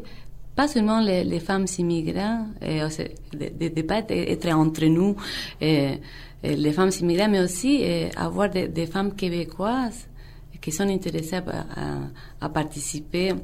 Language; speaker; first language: French; non-native, fluent; Spanish